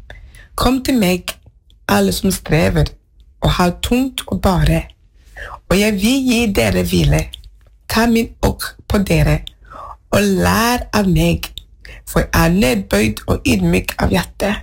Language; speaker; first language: Norwegian; non-native, fluent; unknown